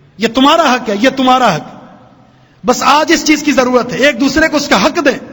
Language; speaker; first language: Urdu; native; Urdu